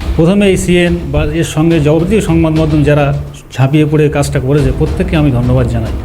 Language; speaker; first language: Bangla; native; Bangla